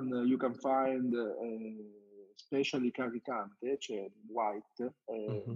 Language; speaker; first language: English; non-native, learner; Italian